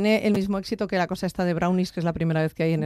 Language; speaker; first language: Spanish; native; Spanish